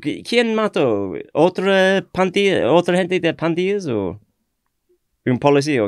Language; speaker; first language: Spanish; non-native, learner; English